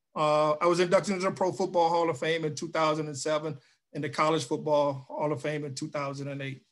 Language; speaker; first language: English; native; English